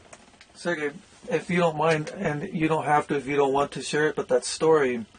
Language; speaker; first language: English; native; English